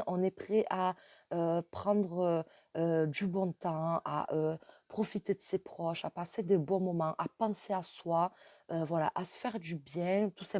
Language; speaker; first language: French; native; French